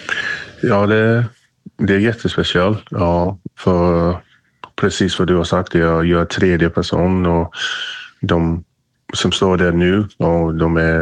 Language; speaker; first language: Swedish; non-native, learner; English